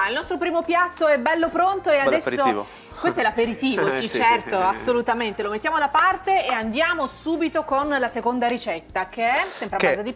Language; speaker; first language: Italian; native; Italian